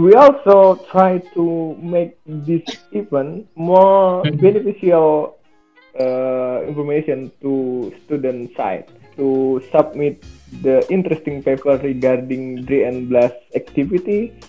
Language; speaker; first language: English; non-native, learner; Indonesian